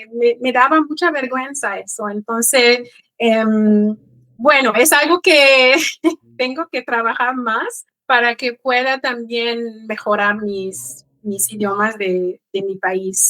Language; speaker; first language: Spanish; non-native, fluent; Kikuyu